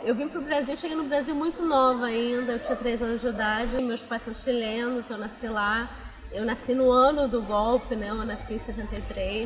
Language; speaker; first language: Portuguese; early bilingual, other home language; Spanish